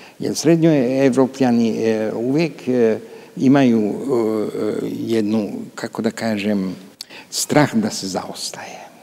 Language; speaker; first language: Croatian; non-native, local second language; Hungarian